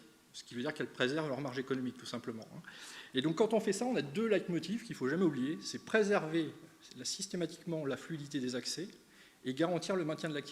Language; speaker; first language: French; native; French